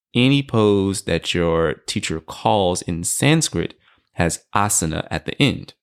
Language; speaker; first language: English; native; English